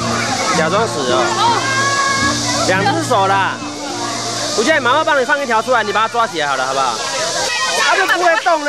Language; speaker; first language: Chinese; native; Chinese